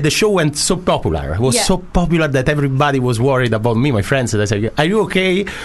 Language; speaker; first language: English; non-native, fluent; Italian